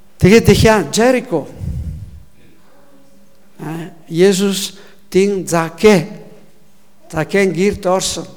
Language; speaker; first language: Mongolian; non-native, learner; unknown